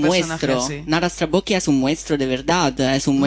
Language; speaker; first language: Spanish; non-native, fluent; Italian